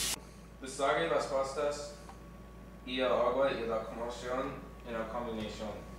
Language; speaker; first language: Spanish; non-native, learner; English